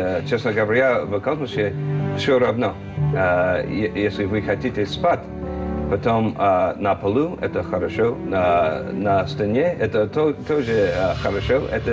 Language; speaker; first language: Russian; non-native, learner; English